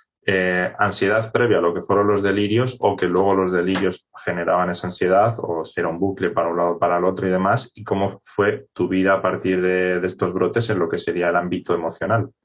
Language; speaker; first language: Spanish; native; Spanish